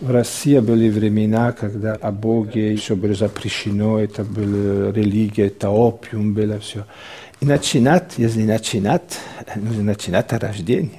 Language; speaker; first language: Russian; non-native, fluent; Italian